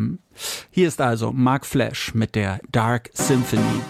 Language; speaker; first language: German; native; German